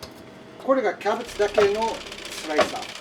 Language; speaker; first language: Japanese; non-native, learner; English